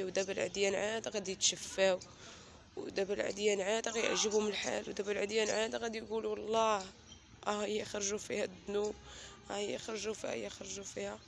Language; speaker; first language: Arabic; native; Arabic